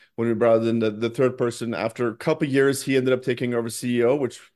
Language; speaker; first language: English; non-native, fluent; Norwegian